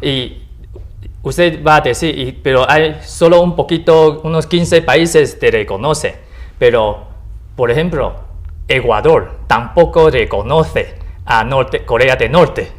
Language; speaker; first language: Spanish; non-native, learner; Chinese